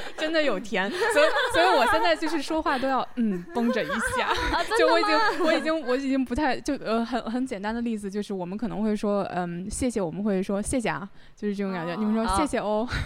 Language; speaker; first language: Chinese; native; Chinese